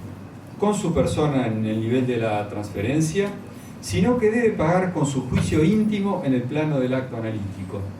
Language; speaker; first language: Spanish; native; Spanish